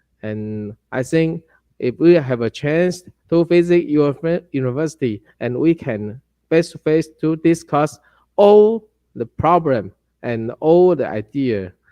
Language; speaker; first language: English; non-native, learner; Chinese